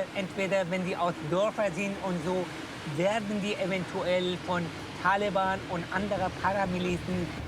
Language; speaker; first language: German; non-native, fluent; Persian